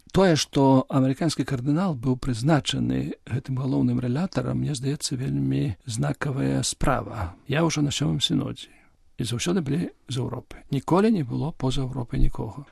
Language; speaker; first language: Belarusian; non-native, local second language; Polish